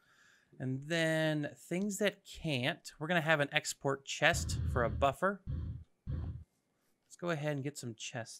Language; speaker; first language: English; native; English